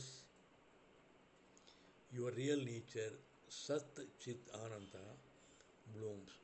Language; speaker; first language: English; non-native, local second language; Tamil